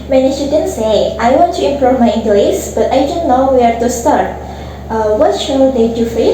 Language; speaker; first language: English; non-native, learner; Indonesian